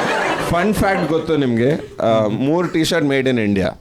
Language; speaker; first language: Kannada; non-native, learner; Punjabi